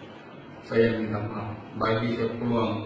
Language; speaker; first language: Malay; non-native, learner; Bangla